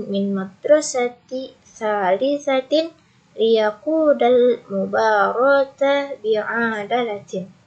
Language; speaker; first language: Arabic; non-native, learner; Indonesian